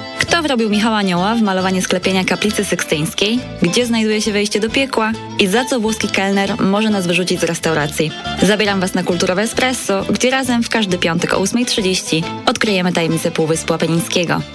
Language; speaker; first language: Polish; native; Polish